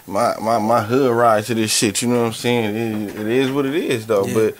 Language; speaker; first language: English; native; English